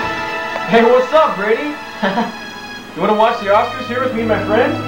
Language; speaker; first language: English; native; English